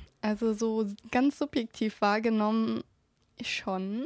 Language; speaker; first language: German; native; German